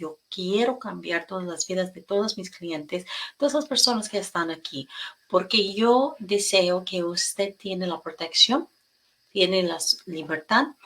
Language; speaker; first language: Spanish; non-native, fluent; English